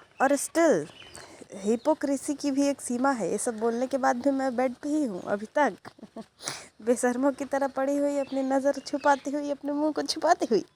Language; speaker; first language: Hindi; native; Hindi